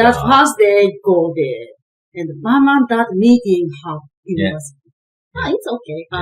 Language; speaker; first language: English; non-native, learner; Japanese